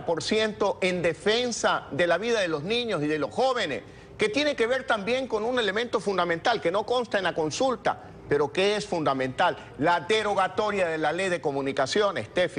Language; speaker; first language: Spanish; native; Spanish